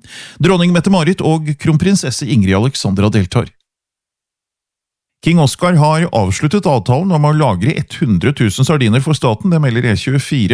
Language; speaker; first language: Norwegian; native; Norwegian